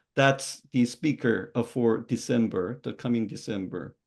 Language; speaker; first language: English; non-native, learner; Korean